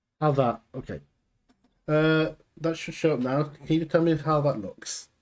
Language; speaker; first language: English; native; English